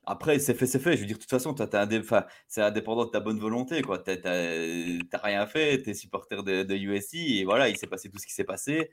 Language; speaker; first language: French; native; French